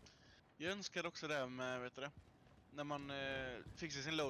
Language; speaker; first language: Swedish; native; Swedish